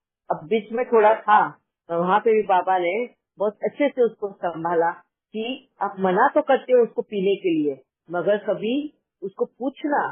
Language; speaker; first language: Hindi; native; Hindi